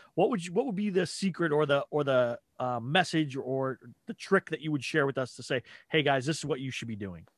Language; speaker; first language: English; native; English